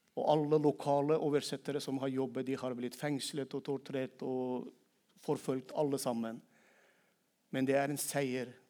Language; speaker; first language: Norwegian; non-native, fluent; Turkmen